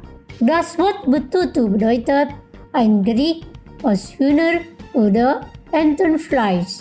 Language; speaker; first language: German; non-native, fluent; Indonesian